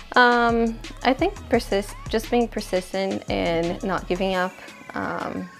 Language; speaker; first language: English; non-native, fluent; Portuguese